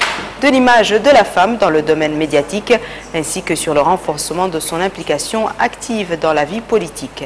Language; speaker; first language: French; non-native, local second language; Arabic